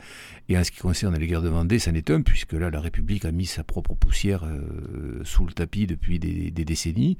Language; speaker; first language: French; native; French